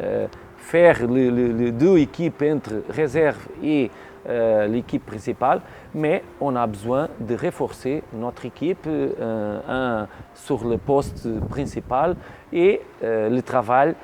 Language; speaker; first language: French; non-native, learner; Portuguese